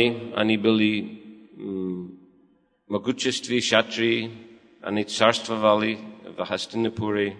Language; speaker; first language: Russian; non-native, learner; English